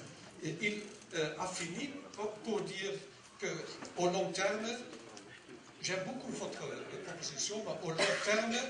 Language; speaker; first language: French; non-native, learner; Dutch